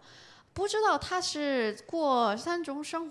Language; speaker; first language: Chinese; non-native, fluent; Korean